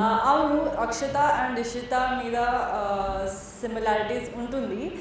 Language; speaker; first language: Telugu; non-native, learner; Hindi